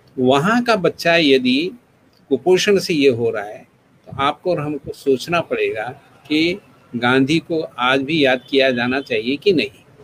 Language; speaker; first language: Hindi; non-native, local second language; Gujarati